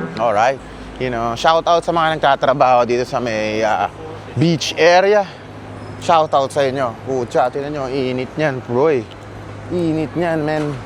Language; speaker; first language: Filipino; native; Filipino